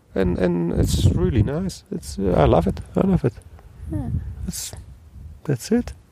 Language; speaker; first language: English; non-native, learner; Dutch